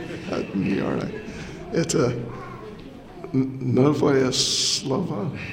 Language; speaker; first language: Russian; non-native, learner; English